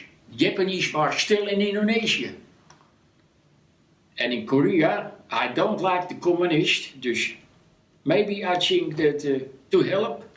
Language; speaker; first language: English; non-native, learner; Dutch